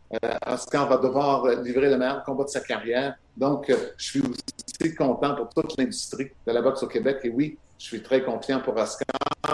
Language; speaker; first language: French; native; French